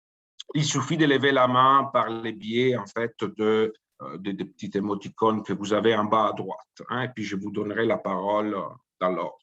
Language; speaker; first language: French; native; French